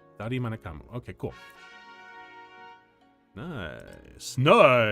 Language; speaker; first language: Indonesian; non-native, learner; English